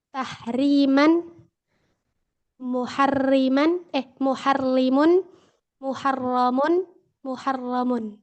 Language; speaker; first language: Arabic; non-native, learner; Indonesian